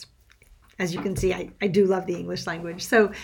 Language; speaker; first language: English; non-native, fluent; French